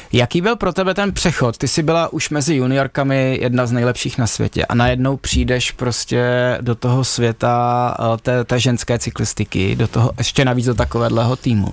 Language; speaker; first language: Czech; native; Czech